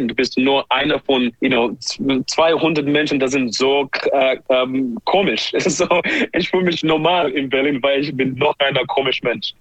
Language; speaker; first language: German; non-native, learner; English